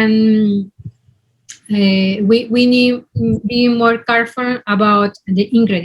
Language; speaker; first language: English; non-native, learner; Spanish